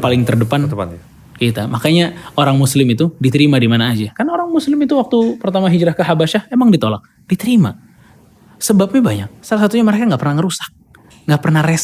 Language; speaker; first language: Indonesian; native; Indonesian